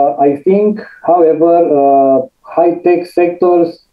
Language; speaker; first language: English; non-native, fluent; Romanian